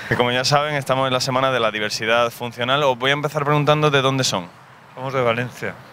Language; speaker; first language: Spanish; native; Spanish